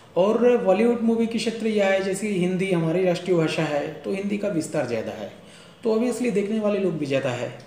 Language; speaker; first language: Hindi; non-native, local second language; Bangla